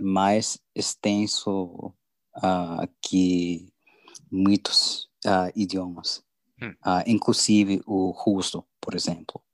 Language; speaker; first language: Portuguese; non-native, learner; English